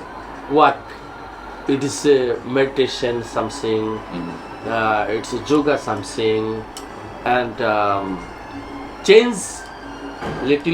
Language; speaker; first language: English; non-native, learner; Bangla